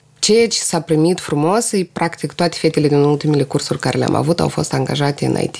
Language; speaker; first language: Romanian; non-native, local second language; Russian